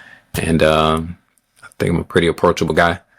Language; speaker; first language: English; native; English